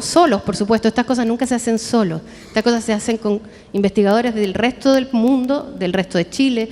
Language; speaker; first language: Spanish; native; Spanish